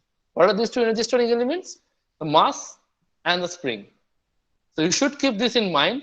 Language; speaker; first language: English; non-native, local second language; Bangla